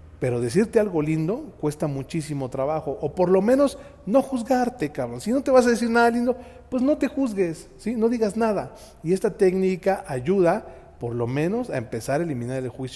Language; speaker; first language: Spanish; native; Spanish